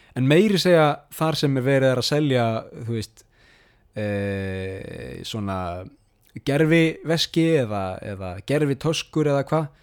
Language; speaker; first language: Icelandic; native; Icelandic